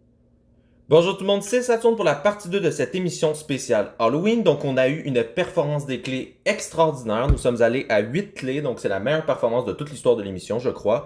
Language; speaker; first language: French; native; French